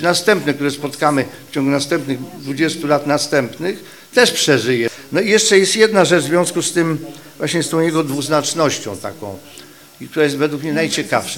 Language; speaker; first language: Polish; native; Polish